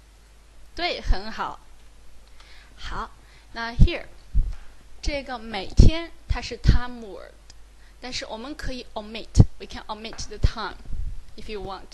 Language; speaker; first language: Chinese; native; Chinese